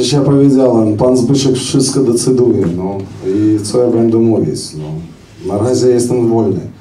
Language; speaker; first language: Polish; non-native, fluent; Russian